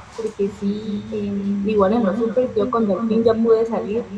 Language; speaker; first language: Spanish; native; Spanish